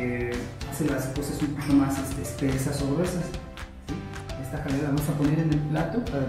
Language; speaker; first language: Spanish; native; Spanish